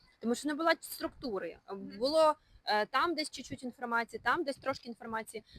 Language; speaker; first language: Ukrainian; native; Ukrainian